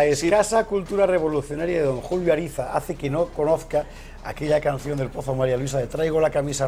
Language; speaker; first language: Spanish; native; Spanish